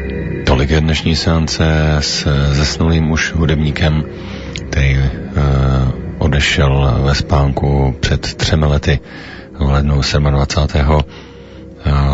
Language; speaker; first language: Czech; native; Czech